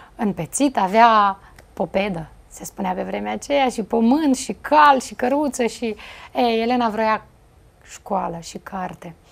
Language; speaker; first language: Romanian; native; Romanian